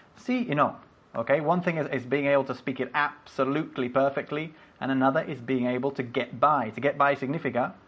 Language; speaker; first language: English; native; English